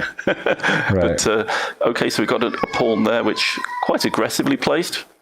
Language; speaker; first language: English; native; English